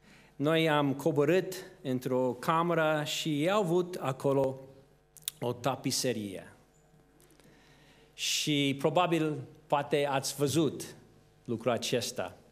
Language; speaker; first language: Romanian; non-native, fluent; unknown